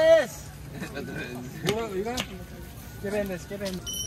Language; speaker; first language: Spanish; native; Spanish